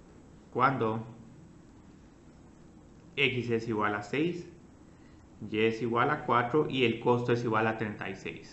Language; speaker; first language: Spanish; native; Spanish